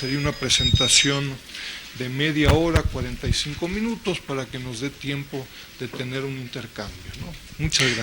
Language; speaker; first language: Spanish; native; Spanish